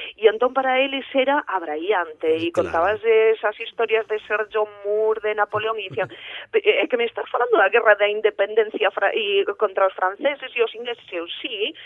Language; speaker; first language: Galician; early bilingual, heritage; Galician